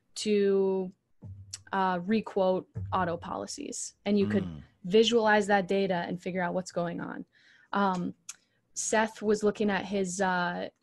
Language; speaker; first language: English; native; English